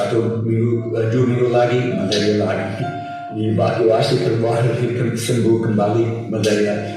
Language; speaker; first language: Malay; non-native, fluent; English